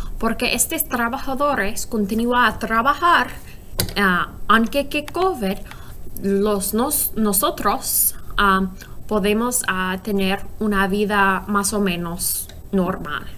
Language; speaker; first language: Spanish; non-native, learner; English